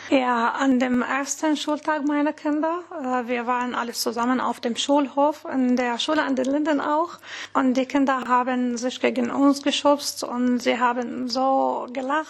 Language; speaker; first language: German; non-native, fluent; Arabic